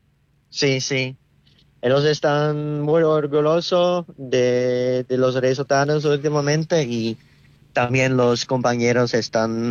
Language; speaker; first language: Spanish; non-native, learner; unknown